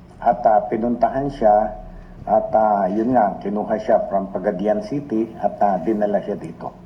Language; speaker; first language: Filipino; native; Filipino